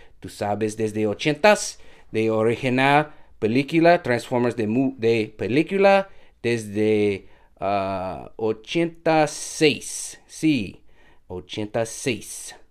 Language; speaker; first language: Spanish; non-native, learner; English